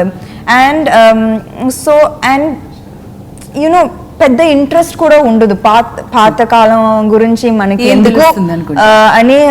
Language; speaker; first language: Telugu; non-native, fluent; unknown